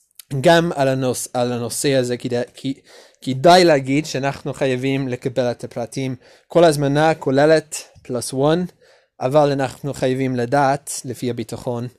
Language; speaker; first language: Hebrew; non-native, learner; English